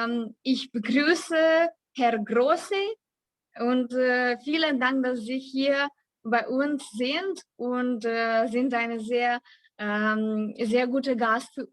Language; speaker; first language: German; non-native, learner; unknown